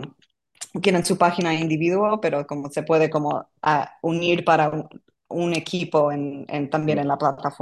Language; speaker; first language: Spanish; non-native, fluent; English